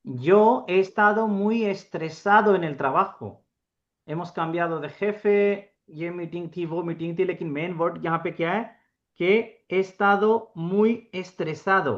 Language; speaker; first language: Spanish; non-native, fluent; Urdu